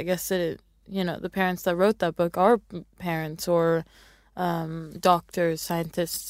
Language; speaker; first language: English; early bilingual, other home language; Swedish